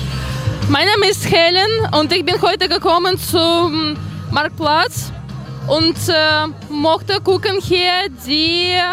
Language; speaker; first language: German; non-native, learner; Ukrainian